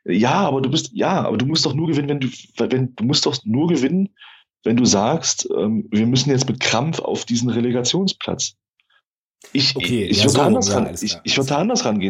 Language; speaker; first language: German; native; German